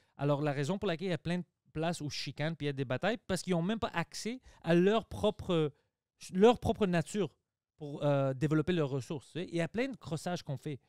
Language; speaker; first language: French; early bilingual, other home language; Greek